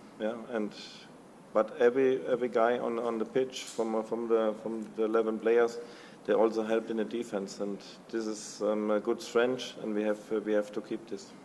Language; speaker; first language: English; non-native, learner; German